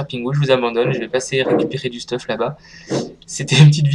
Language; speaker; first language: French; native; French